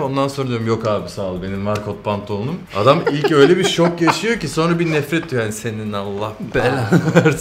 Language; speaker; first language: Turkish; early bilingual, heritage; Turkish